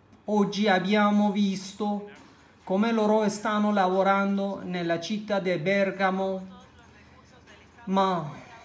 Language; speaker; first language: Italian; non-native, fluent; Spanish